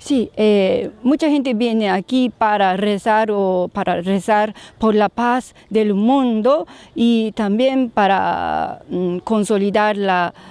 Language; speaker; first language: Spanish; non-native, learner; Japanese